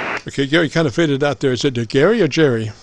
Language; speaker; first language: English; native; English